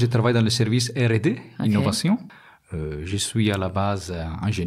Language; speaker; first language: French; non-native, fluent; Italian